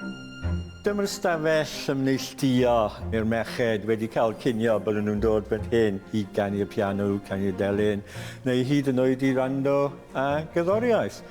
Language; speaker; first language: Welsh; native; Welsh